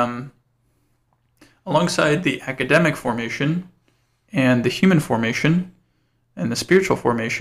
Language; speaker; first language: English; native; English